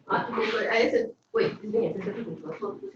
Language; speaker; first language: Russian; early bilingual, heritage; Russian